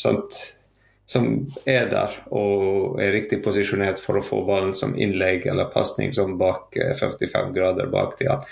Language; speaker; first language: Norwegian; non-native, fluent; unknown